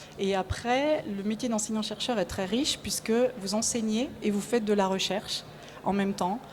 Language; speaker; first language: French; native; French